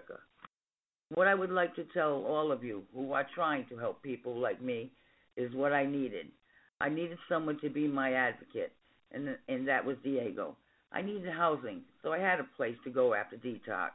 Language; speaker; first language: English; native; English